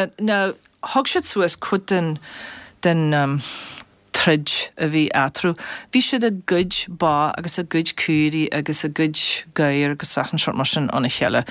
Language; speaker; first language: Irish; non-native, fluent; English